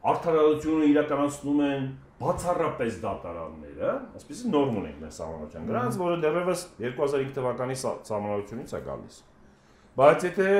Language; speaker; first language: Armenian; native; Armenian